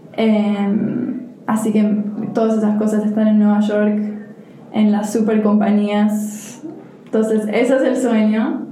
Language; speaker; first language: Spanish; early bilingual, heritage; Spanish